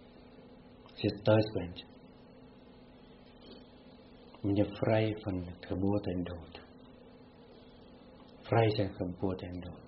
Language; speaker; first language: Dutch; non-native, fluent; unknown